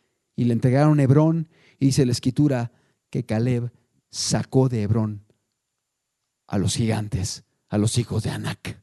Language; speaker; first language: Spanish; native; Spanish